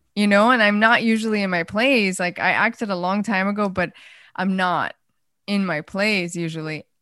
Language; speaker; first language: English; early bilingual, other home language; Spanish